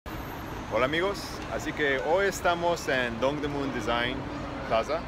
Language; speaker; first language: Spanish; early bilingual, heritage; Spanish